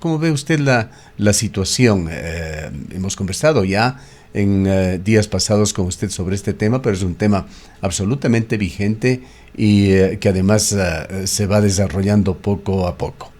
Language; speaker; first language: Spanish; native; Spanish